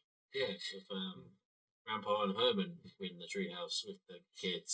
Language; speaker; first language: English; native; English